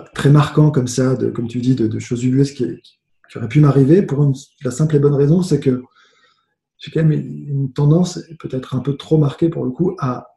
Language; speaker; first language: French; native; French